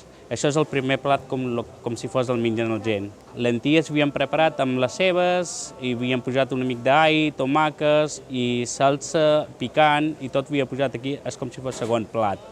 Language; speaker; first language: Catalan; non-native, learner; Punjabi